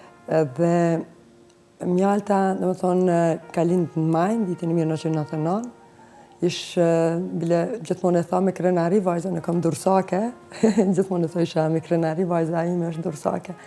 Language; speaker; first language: Albanian; native; Albanian